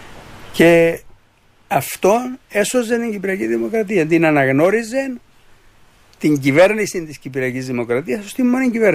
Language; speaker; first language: Greek; native; Greek